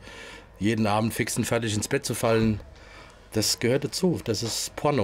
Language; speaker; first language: German; native; German